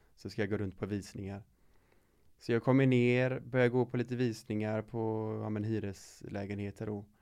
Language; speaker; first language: Swedish; native; Swedish